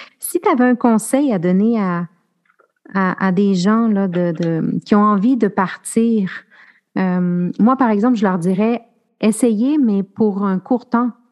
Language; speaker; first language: French; native; French